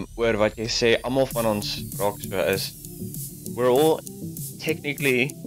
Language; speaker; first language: English; non-native, local second language; Afrikaans